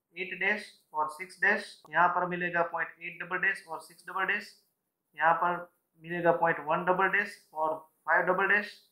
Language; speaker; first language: Hindi; non-native, local second language; Gujarati